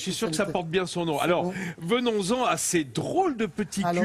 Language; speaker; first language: French; native; French